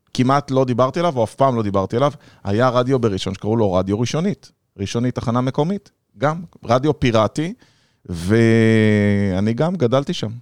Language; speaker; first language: Hebrew; native; Hebrew